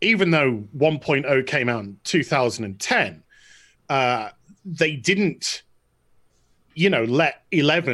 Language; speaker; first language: English; native; English